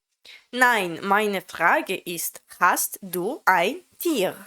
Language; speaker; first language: German; non-native, learner; Latvian